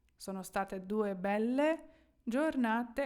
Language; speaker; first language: Italian; non-native, fluent; Ukrainian